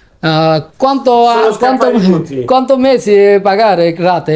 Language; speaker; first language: Italian; non-native, learner; Bangla